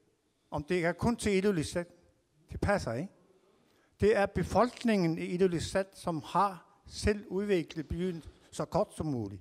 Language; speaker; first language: Danish; non-native, local second language; Kalaallisut